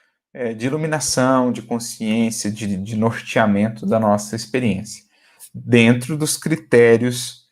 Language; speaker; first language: Portuguese; native; Portuguese